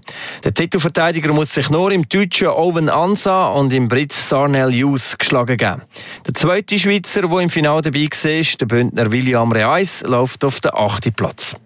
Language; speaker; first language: German; native; German